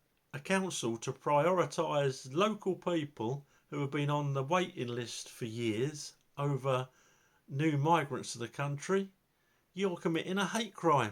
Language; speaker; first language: English; native; English